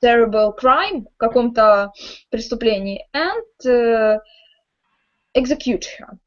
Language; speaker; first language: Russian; native; Russian